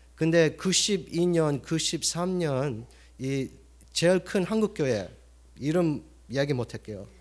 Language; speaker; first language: Korean; early bilingual, heritage; Korean